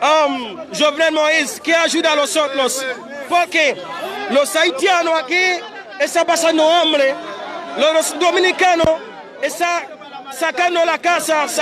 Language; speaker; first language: Spanish; non-native, learner; Haitian Creole